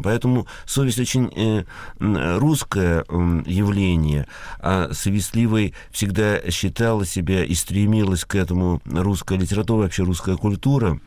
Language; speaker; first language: Russian; native; Russian